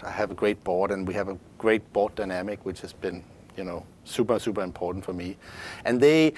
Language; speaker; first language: English; non-native, fluent; Danish